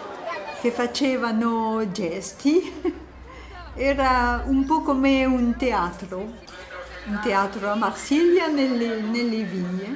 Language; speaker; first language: Italian; non-native, fluent; French